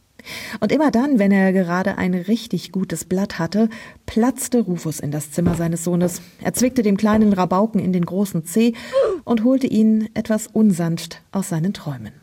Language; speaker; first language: German; native; German